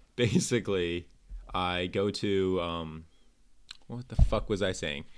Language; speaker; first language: English; native; English